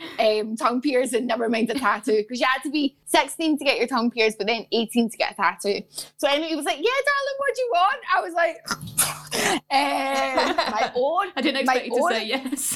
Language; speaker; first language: English; native; English